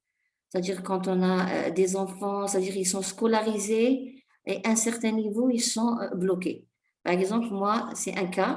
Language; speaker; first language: French; non-native, fluent; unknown